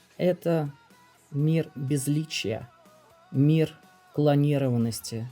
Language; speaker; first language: Russian; native; Russian